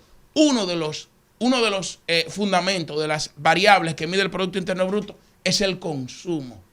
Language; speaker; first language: Spanish; native; Spanish